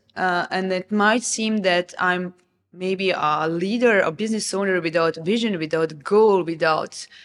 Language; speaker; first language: English; non-native, fluent; Serbian